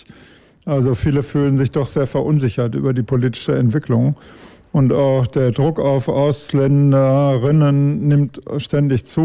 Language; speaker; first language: German; native; German